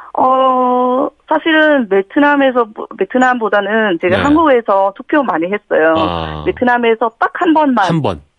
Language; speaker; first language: Korean; non-native, fluent; Vietnamese